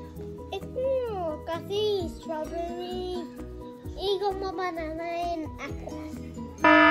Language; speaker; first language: Spanish; early bilingual, heritage; Spanish